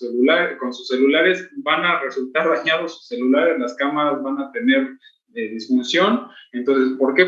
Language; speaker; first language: Spanish; native; Spanish